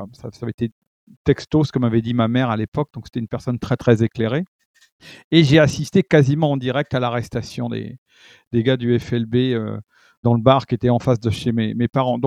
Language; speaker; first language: French; native; French